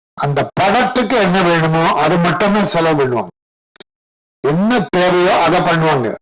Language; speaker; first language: Tamil; native; Tamil